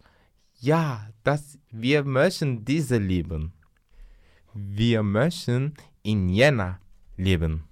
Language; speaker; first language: German; non-native, learner; Turkish